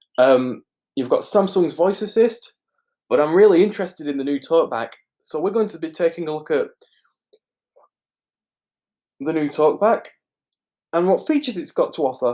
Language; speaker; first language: English; native; English